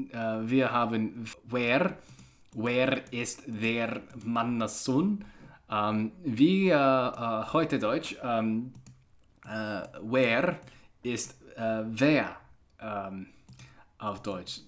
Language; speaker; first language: German; non-native, learner; English